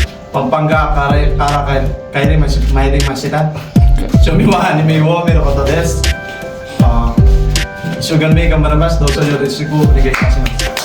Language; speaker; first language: Japanese; non-native, learner; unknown